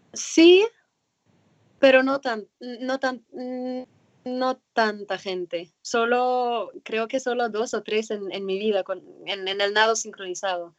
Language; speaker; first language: Spanish; non-native, fluent; Arabic